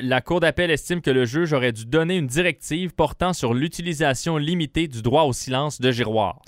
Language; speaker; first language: French; native; French